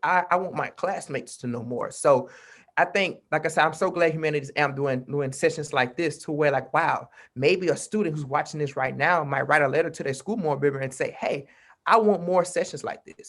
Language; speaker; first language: English; native; English